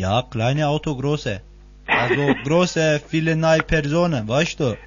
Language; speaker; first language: German; non-native, learner; Turkish